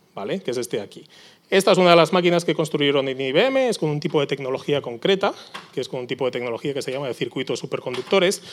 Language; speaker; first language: Spanish; native; Spanish